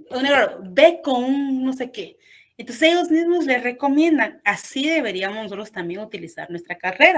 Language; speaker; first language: Spanish; native; Spanish